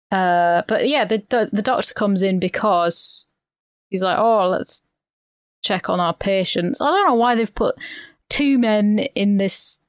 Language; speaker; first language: English; native; English